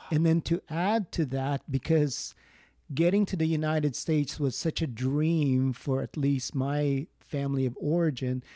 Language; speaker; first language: English; early bilingual, other home language; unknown